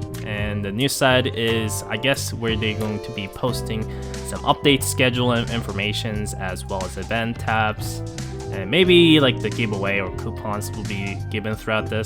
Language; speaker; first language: English; non-native, fluent; Korean